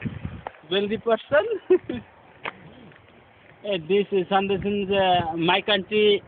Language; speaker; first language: English; non-native, learner; Bangla